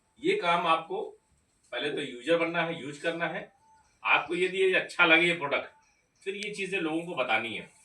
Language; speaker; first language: Hindi; native; Hindi